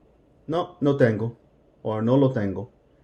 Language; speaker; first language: Spanish; non-native, fluent; English